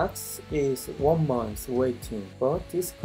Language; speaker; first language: English; non-native, learner; Korean